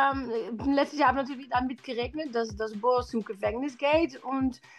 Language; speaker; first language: German; non-native, learner; Dutch